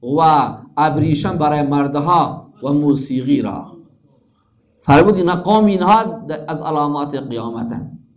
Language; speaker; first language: Persian; non-native, local second language; Baluchi